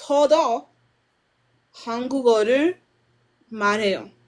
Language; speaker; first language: Korean; non-native, learner; English